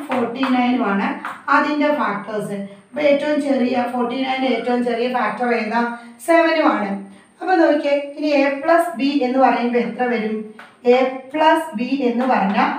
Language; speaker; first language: Malayalam; native; Malayalam